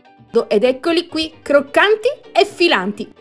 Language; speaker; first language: Italian; native; Italian